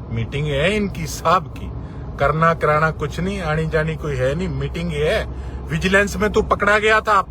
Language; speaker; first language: Hindi; non-native, local second language; Punjabi